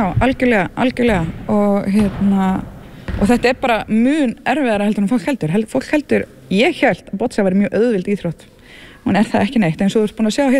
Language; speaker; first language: Icelandic; native; Icelandic